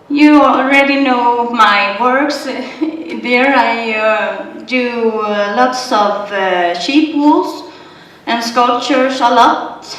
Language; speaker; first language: English; non-native, learner; Swedish